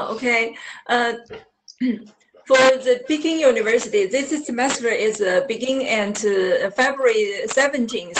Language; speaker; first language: English; non-native, learner; Chinese